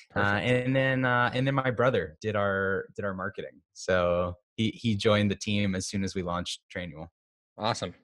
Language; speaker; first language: English; native; English